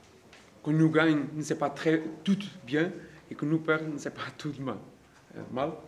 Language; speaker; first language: French; non-native, learner; Portuguese